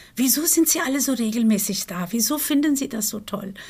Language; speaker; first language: German; non-native, fluent; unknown